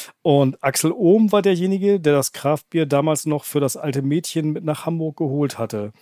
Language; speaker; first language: German; native; German